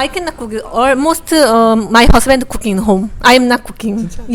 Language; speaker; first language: English; non-native, learner; Korean